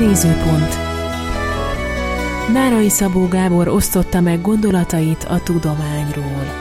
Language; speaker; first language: Hungarian; native; Hungarian